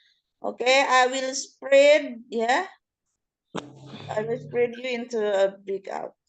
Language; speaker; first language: English; non-native, fluent; Indonesian